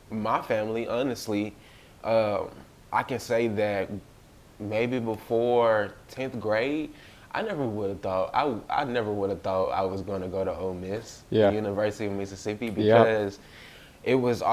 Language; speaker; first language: English; native; English